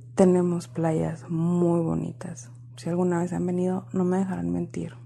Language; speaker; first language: Spanish; native; Spanish